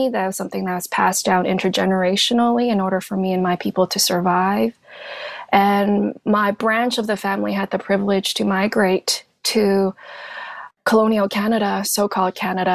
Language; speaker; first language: English; non-native, local second language; Cantonese